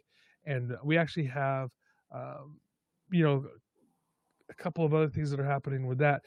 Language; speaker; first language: English; native; English